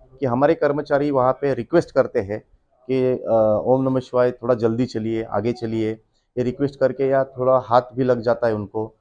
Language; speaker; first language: Hindi; non-native, local second language; Marathi